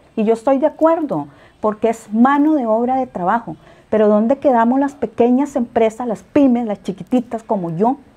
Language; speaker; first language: Spanish; native; Spanish